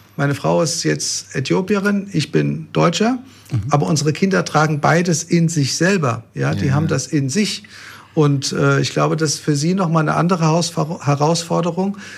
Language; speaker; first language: German; native; German